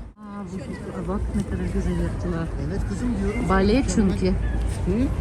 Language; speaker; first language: Turkish; non-native, learner; Russian